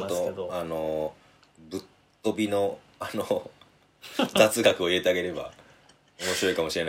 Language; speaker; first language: Japanese; native; Japanese